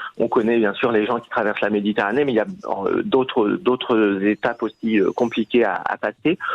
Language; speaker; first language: French; native; French